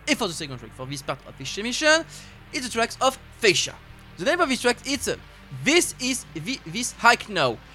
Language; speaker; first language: English; non-native, learner; French